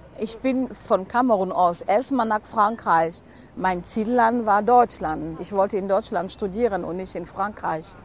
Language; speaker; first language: German; non-native, fluent; French